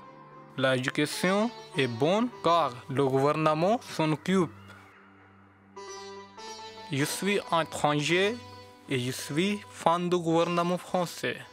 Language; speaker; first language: French; non-native, learner; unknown